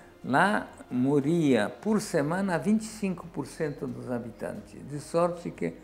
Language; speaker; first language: Portuguese; non-native, fluent; Polish